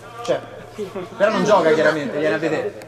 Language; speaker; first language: Italian; native; Italian